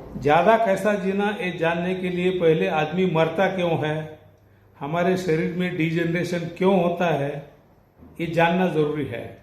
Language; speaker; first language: Hindi; non-native, local second language; Marathi